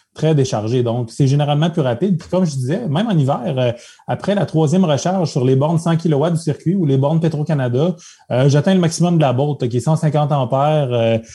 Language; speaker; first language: French; native; French